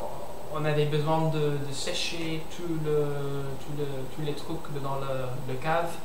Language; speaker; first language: French; non-native, learner; English